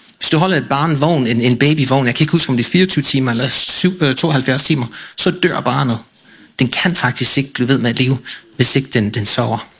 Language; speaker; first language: Danish; non-native, fluent; English